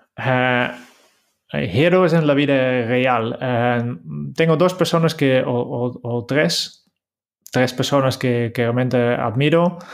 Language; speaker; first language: Spanish; non-native, fluent; Dutch